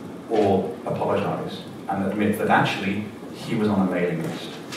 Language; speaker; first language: English; native; English